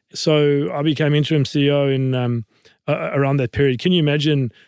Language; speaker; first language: English; native; English